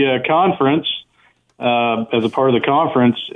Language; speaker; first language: English; native; English